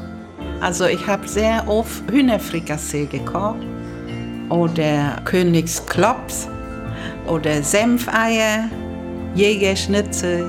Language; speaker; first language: German; non-native, learner; Vietnamese